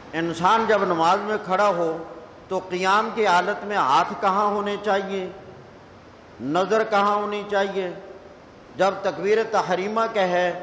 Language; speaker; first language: Urdu; non-native, local second language; Punjabi